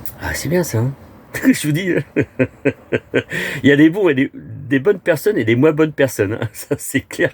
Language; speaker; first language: French; native; French